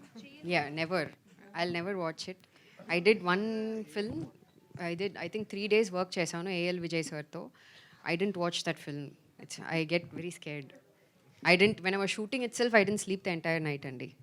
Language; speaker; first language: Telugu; non-native, fluent; Tamil